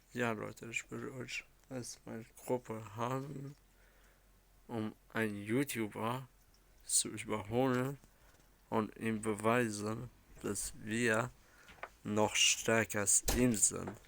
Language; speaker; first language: German; early bilingual, other home language; Arabic